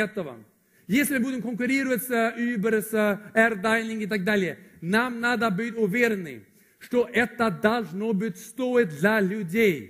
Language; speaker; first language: Russian; non-native, fluent; Swedish